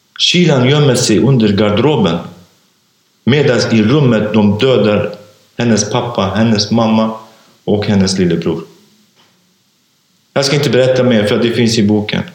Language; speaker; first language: Swedish; non-native, fluent; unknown